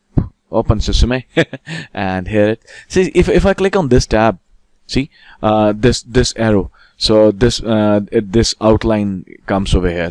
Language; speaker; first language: English; non-native, local second language; Hindi